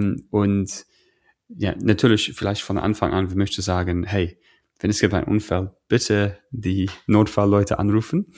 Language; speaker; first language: German; non-native, fluent; English